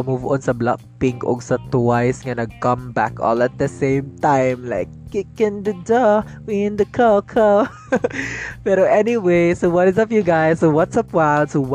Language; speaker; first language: English; non-native, local second language; Cebuano